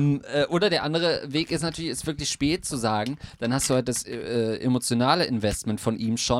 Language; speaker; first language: German; native; German